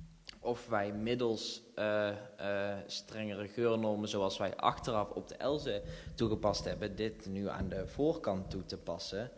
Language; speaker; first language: Dutch; native; Dutch